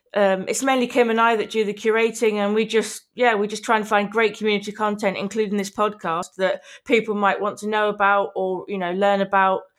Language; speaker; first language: English; native; English